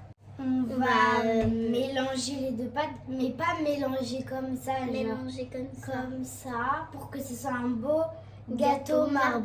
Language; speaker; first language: French; native; French